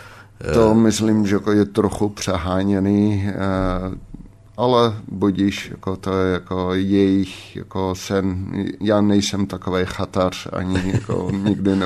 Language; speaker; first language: Czech; non-native, fluent; Dutch